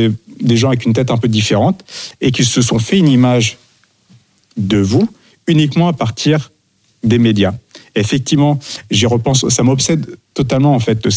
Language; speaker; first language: French; native; French